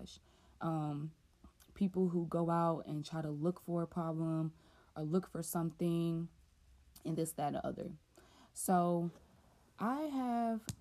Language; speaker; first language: English; native; English